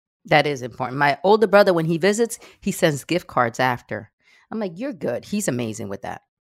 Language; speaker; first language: English; early bilingual, other home language; Spanish